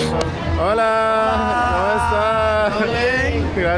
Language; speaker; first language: Spanish; non-native, learner; Persian